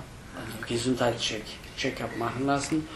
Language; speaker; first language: German; early bilingual, other home language; Turkish